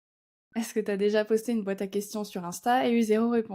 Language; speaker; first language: French; native; French